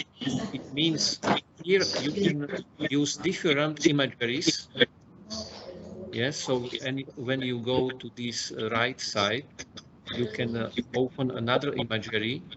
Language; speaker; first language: English; non-native, fluent; Slovak